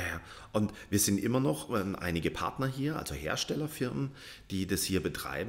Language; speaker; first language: German; native; German